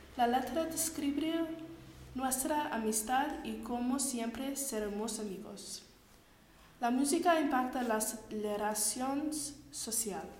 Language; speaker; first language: Spanish; non-native, learner; English